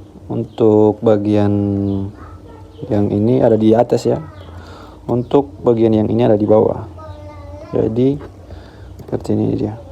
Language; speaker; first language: Indonesian; native; Indonesian